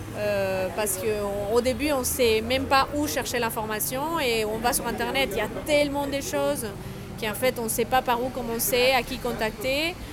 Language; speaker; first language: French; non-native, fluent; Spanish